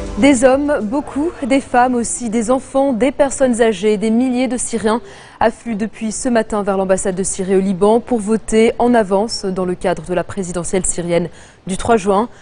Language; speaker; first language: French; non-native, local second language; Arabic